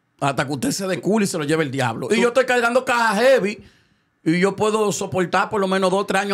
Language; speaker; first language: Spanish; native; Spanish